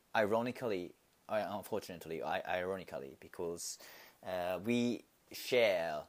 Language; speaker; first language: English; non-native, fluent; Japanese